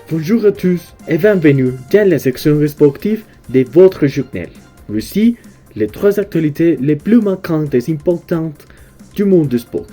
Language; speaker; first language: French; non-native, learner; Spanish